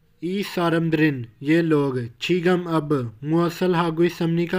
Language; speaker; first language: Korean; non-native, learner; Hindi